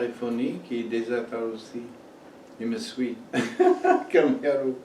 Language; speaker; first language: French; non-native, fluent; English